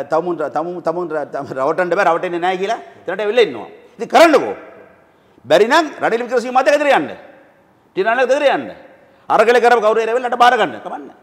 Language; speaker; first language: Sinhala; non-native, local second language; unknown